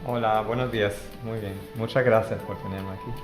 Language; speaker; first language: Spanish; non-native, fluent; German